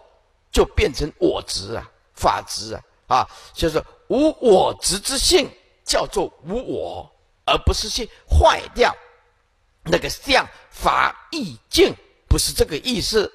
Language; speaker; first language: Chinese; native; Chinese